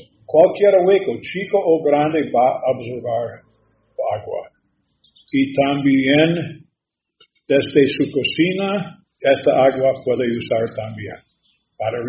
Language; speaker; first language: Spanish; non-native, learner; English